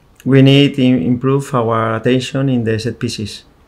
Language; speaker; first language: English; non-native, fluent; Spanish